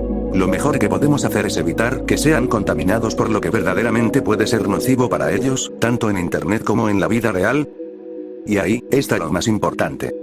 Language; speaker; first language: Spanish; native; Spanish